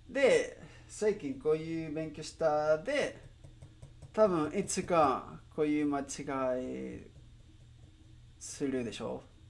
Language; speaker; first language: Japanese; non-native, learner; Spanish